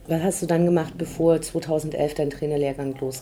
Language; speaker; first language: German; native; German